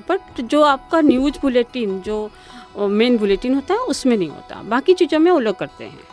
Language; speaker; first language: Hindi; non-native, local second language; Odia